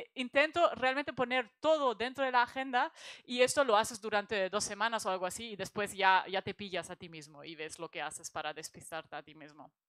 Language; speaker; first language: Spanish; non-native, fluent; German